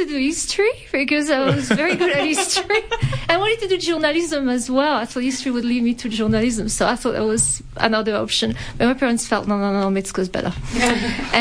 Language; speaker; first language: English; non-native, fluent; French